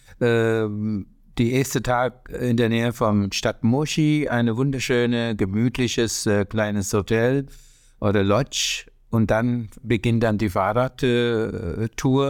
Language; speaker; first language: German; non-native, learner; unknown